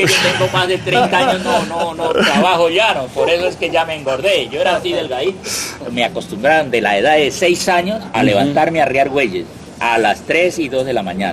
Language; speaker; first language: Spanish; native; Spanish